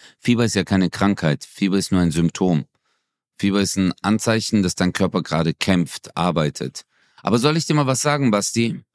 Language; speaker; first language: German; early bilingual, other home language; Turkish